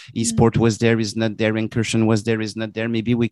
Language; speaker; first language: English; non-native, fluent; French